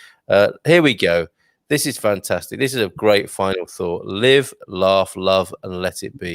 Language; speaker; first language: English; native; English